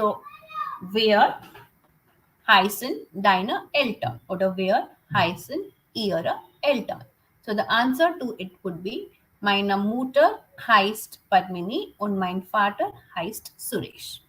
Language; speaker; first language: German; non-native, fluent; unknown